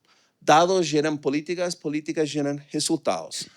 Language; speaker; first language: Portuguese; non-native, fluent; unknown